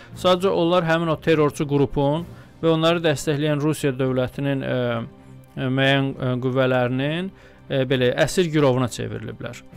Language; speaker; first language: Azerbaijani; native; Azerbaijani